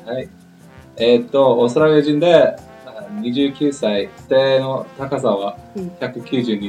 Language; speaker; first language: Japanese; non-native, learner; English